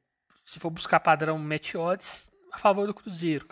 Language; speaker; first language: Portuguese; native; Portuguese